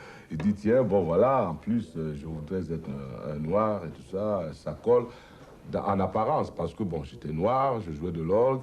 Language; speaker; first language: French; non-native, local second language; Duala